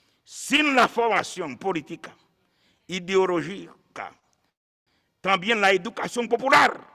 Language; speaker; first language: Spanish; non-native, fluent; Haitian Creole